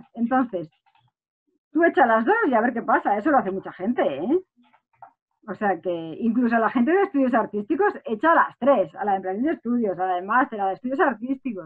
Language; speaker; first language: Spanish; native; Spanish